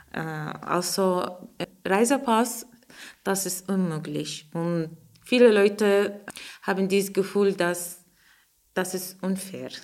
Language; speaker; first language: German; non-native, learner; Arabic